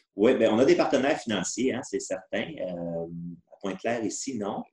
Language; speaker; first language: French; native; French